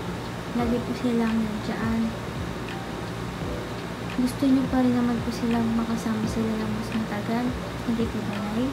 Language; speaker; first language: Filipino; native; Filipino